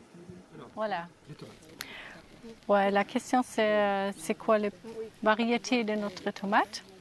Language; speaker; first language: French; non-native, learner; German